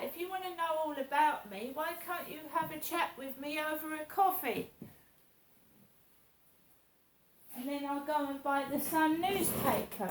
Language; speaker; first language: English; native; English